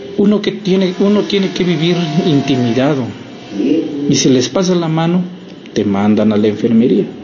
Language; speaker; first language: Spanish; non-native, local second language; Tzotzil